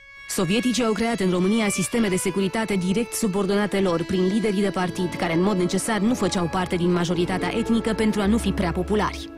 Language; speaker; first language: Romanian; native; Romanian